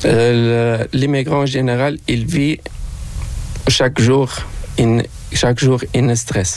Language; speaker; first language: French; non-native, local second language; Arabic